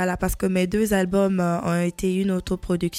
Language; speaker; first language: French; non-native, local second language; Mandingo